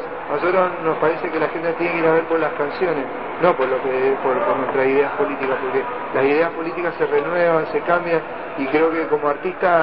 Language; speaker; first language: Spanish; native; Spanish